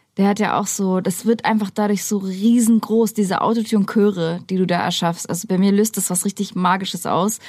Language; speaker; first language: German; native; German